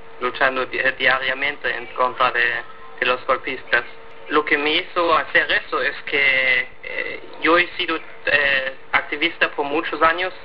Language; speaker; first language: Spanish; non-native, fluent; German